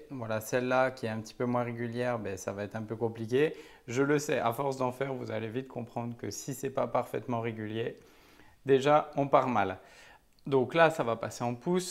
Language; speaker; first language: French; native; French